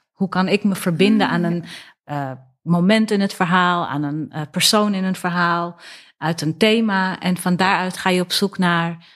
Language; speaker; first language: Dutch; early bilingual, other home language; Persian